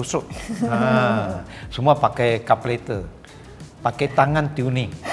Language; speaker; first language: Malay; non-native, local second language; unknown